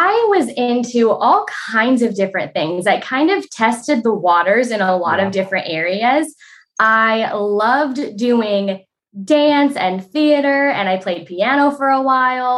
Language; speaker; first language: English; native; English